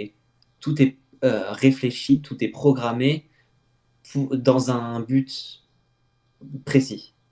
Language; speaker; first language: French; native; French